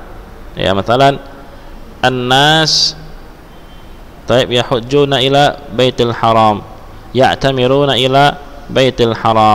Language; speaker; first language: Arabic; non-native, fluent; Indonesian